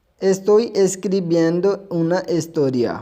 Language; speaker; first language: Spanish; non-native, fluent; Urdu